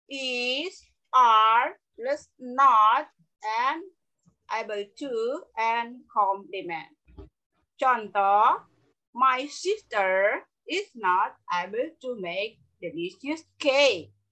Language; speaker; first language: English; non-native, learner; Indonesian